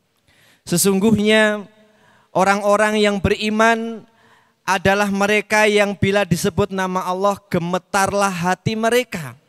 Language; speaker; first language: Indonesian; native; Indonesian